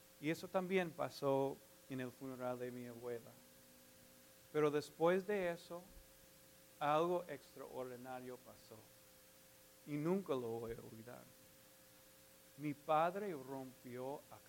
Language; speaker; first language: Spanish; non-native, fluent; English